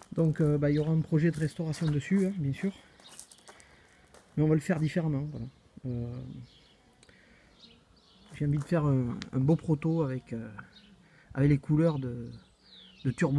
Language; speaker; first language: French; native; French